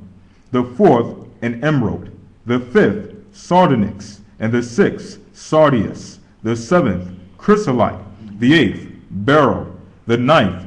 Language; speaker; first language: English; native; English